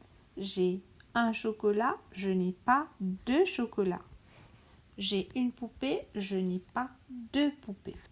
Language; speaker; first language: French; non-native, local second language; Morisyen